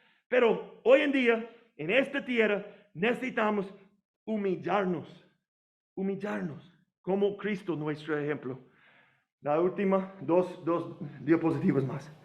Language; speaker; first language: Spanish; non-native, fluent; English